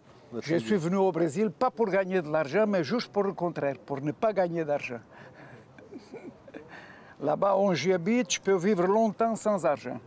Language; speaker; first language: French; non-native, fluent; Portuguese